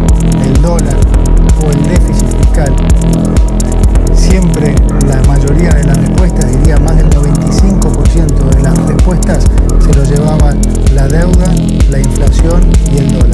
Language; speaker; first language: Spanish; native; Spanish